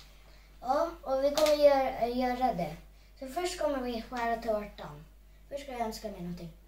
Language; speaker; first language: Swedish; non-native, learner; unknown